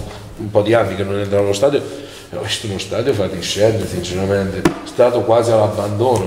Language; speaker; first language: Italian; native; Italian